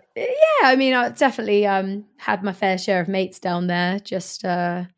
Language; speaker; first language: English; native; English